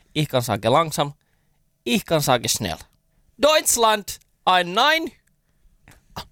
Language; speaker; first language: German; non-native, learner; Finnish